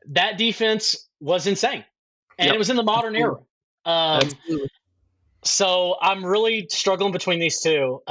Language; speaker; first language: English; native; English